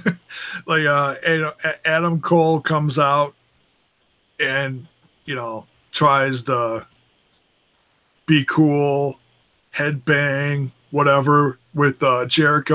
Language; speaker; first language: English; native; English